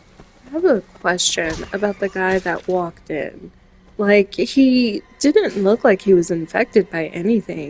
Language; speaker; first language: English; native; English